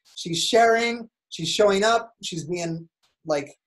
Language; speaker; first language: English; native; English